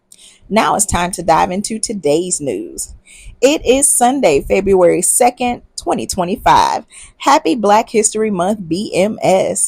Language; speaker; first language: English; native; English